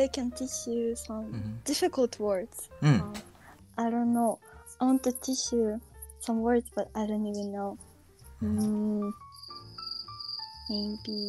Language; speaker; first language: English; non-native, local second language; Ukrainian